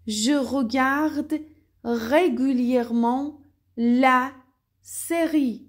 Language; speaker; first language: French; non-native, fluent; Persian